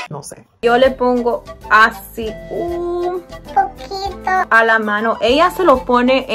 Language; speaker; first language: Spanish; early bilingual, heritage; Spanish